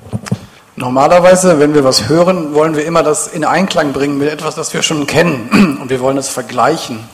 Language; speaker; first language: German; native; German